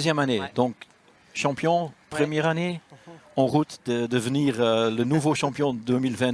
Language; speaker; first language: French; non-native, local second language; Dutch